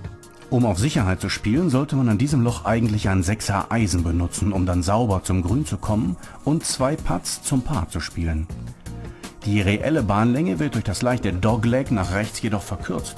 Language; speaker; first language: German; native; German